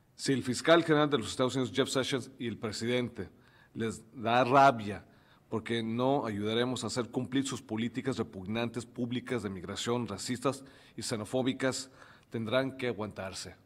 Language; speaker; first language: Spanish; early bilingual, heritage; Spanish